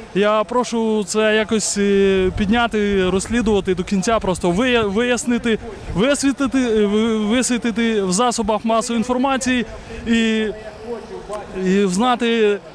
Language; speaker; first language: Ukrainian; native; Ukrainian